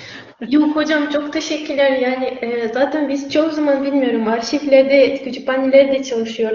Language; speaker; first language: Turkish; non-native, fluent; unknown